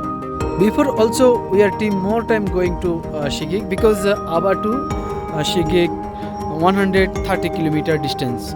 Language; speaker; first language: English; non-native, learner; Bangla